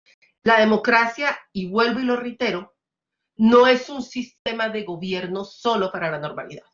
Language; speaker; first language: Spanish; native; Spanish